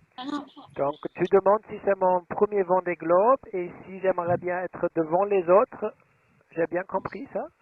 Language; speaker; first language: French; non-native, fluent; German